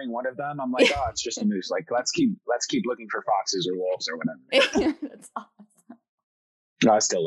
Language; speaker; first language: English; early bilingual, other home language; French